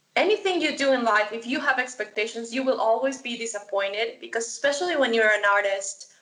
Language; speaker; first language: English; non-native, fluent; Spanish